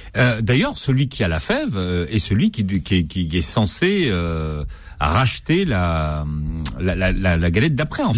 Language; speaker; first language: French; native; French